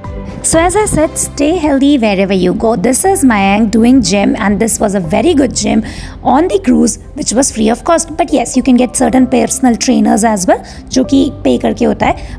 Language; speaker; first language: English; non-native, local second language; Hindi